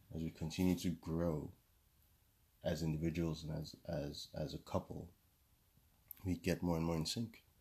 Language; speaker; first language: English; non-native, local second language; Yoruba